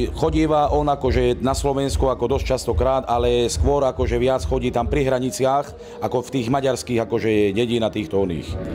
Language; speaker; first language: Slovak; non-native, local second language; Romany